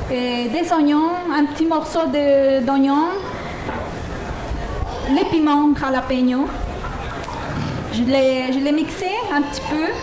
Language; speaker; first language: French; non-native, fluent; Spanish